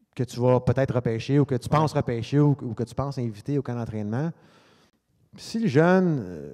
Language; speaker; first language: French; native; French